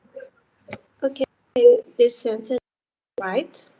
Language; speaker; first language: English; non-native, learner; Vietnamese